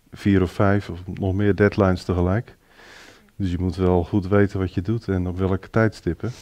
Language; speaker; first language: Dutch; native; Dutch